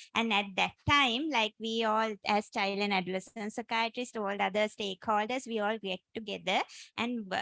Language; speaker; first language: English; non-native, local second language; Sinhala